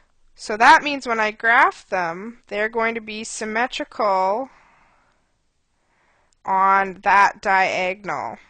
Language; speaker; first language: English; native; English